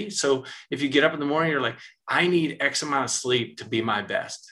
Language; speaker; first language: English; native; English